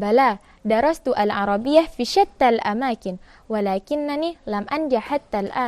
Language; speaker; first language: Arabic; non-native, learner; Indonesian